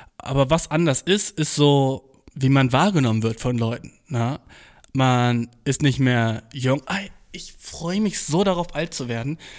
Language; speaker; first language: German; early bilingual, other home language; Turkish